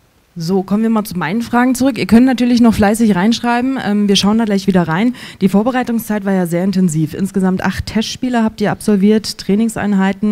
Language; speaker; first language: German; native; German